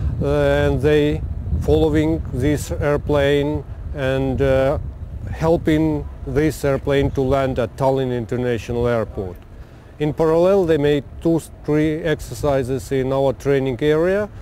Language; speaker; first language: English; non-native, learner; Estonian